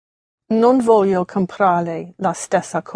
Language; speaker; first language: Italian; non-native, learner; English